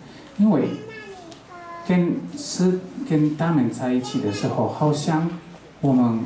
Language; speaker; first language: Chinese; non-native, fluent; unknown